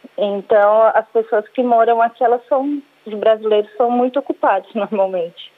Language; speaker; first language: Portuguese; native; Portuguese